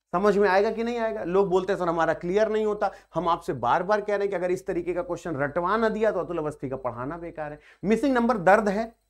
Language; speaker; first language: Hindi; native; Hindi